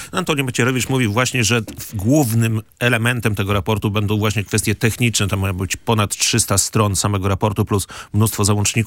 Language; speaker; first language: Polish; native; Polish